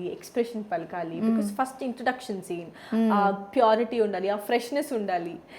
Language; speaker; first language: Telugu; native; Telugu